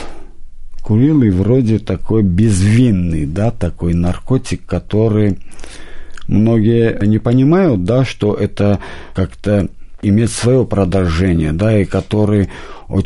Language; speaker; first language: Russian; non-native, local second language; Armenian